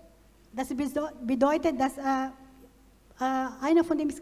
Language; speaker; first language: German; non-native, fluent; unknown